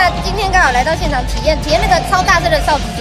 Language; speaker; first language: Chinese; native; Chinese